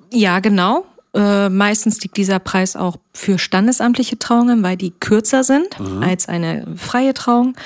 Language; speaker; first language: German; native; German